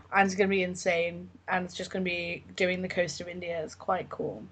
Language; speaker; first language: English; native; English